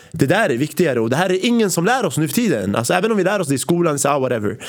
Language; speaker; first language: Swedish; early bilingual, other home language; Arabic